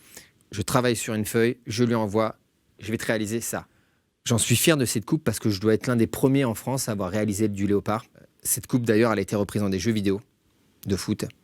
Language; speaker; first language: French; native; French